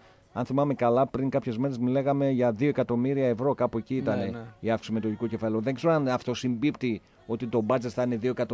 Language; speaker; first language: Greek; native; Greek